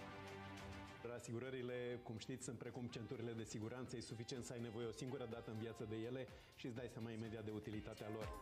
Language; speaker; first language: Romanian; native; Romanian